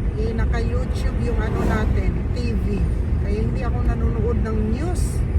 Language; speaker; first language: Filipino; non-native, local second language; Cebuano